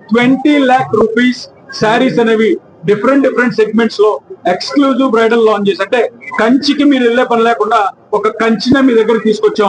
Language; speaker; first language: Telugu; native; Telugu